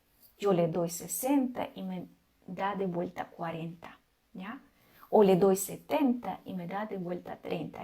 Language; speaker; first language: Spanish; non-native, fluent; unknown